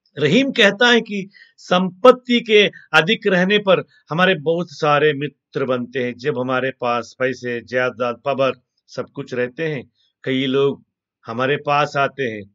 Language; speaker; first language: Hindi; non-native, local second language; Telugu